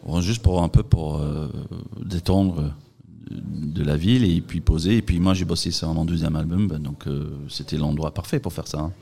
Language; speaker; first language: French; non-native, fluent; English